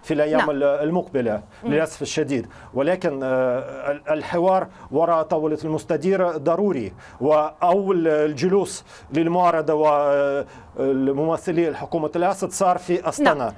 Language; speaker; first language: Arabic; non-native, fluent; Russian